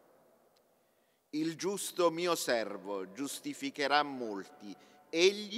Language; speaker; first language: Italian; native; Italian